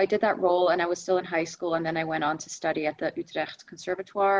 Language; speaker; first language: English; non-native, fluent; Russian